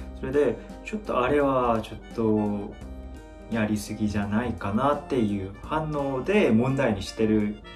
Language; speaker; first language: Japanese; non-native, fluent; Korean